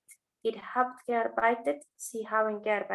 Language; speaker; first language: German; non-native, fluent; Spanish